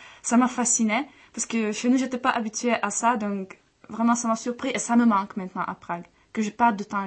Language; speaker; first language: French; non-native, fluent; Czech